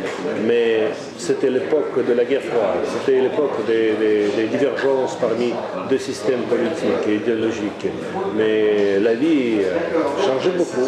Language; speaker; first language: French; non-native, fluent; Russian